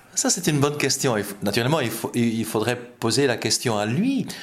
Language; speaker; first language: French; non-native, fluent; Dutch